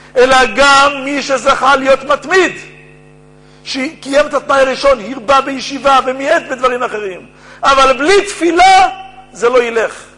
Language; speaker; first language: Hebrew; native; Hebrew